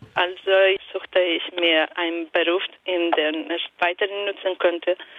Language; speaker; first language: German; non-native, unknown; Italian